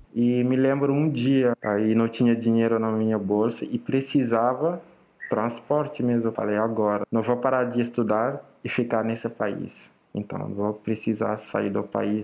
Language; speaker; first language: Portuguese; non-native, fluent; Wolof